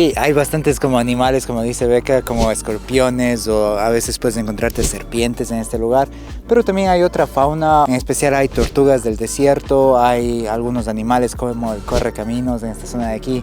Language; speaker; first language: Spanish; native; Spanish